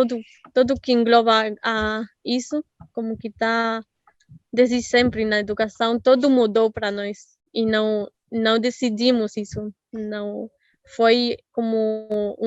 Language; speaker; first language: Portuguese; non-native, fluent; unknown